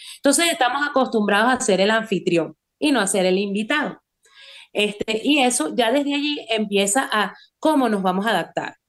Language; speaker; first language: Spanish; native; Spanish